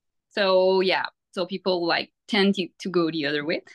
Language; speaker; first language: English; non-native, fluent; French